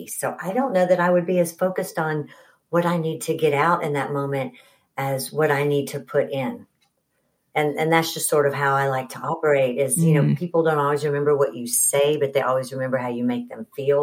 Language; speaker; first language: English; native; English